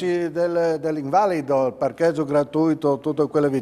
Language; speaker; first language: Italian; native; Italian